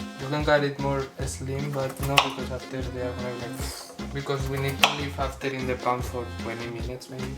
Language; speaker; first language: English; non-native, learner; Spanish